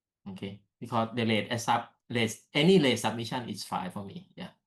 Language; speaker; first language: English; non-native, learner; Thai